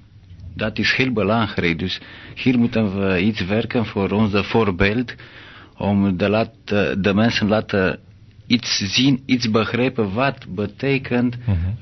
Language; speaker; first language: Dutch; non-native, learner; Romanian